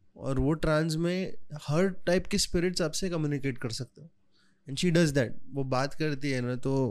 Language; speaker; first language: Hindi; non-native, local second language; Marathi